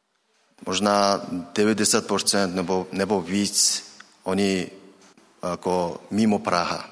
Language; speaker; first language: Czech; non-native, learner; Mongolian